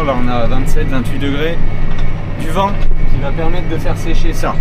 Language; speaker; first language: French; native; French